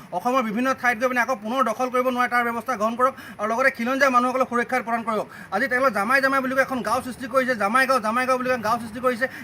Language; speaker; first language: Assamese; native; Assamese